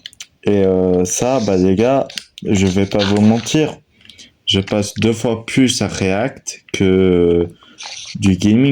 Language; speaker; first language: French; native; French